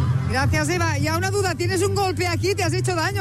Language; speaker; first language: Spanish; non-native, local second language; Catalan